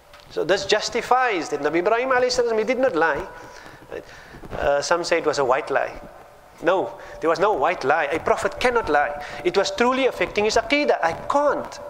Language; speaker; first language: English; native; English